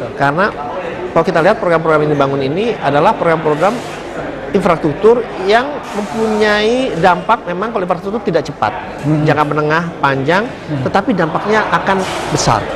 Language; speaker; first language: Indonesian; native; Indonesian